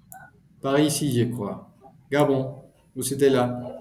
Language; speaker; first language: French; non-native, fluent; Spanish